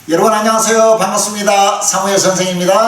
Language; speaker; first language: Korean; native; Korean